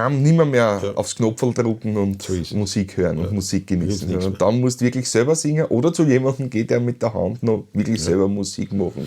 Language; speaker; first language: German; native; German